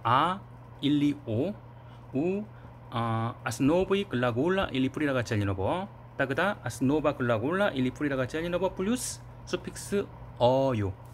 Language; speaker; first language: Russian; non-native, learner; Korean